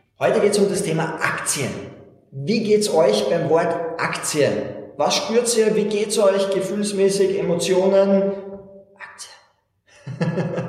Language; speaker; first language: German; native; German